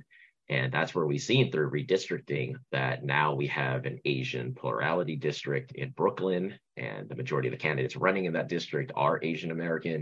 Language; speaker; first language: English; early bilingual, other home language; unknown